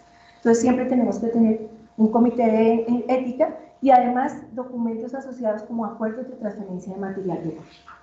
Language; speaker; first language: Spanish; native; Spanish